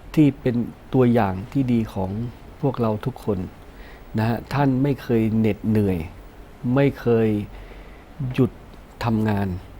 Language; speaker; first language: Thai; early bilingual, other home language; Punjabi